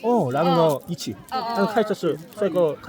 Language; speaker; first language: Chinese; non-native, fluent; Korean